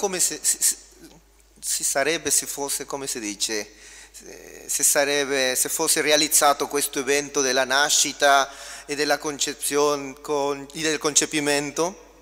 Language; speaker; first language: Italian; non-native, fluent; Spanish